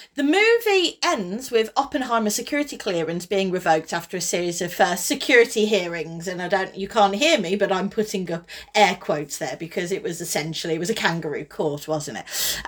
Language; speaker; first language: English; native; English